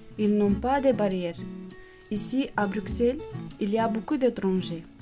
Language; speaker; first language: French; non-native, learner; Bulgarian